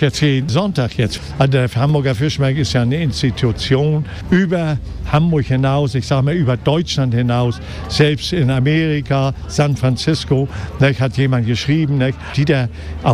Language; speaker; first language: German; native; German